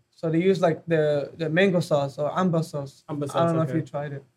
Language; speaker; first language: English; non-native, fluent; Arabic